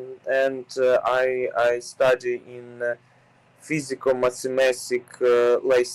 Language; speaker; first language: English; non-native, learner; Ukrainian